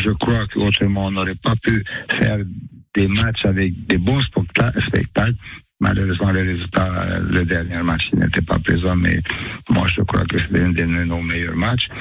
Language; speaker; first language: French; non-native, fluent; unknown